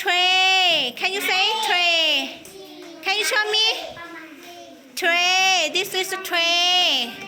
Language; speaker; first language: English; non-native, learner; Thai